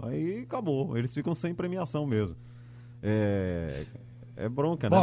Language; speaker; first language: Portuguese; native; Portuguese